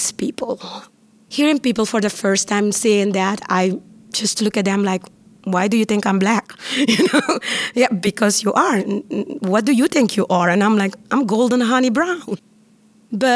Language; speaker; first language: English; non-native, fluent; Papiamento